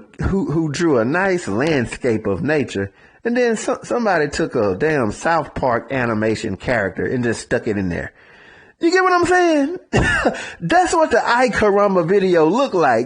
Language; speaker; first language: English; native; English